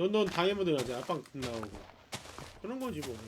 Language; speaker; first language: Korean; native; Korean